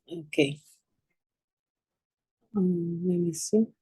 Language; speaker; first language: English; early bilingual, other home language; Spanish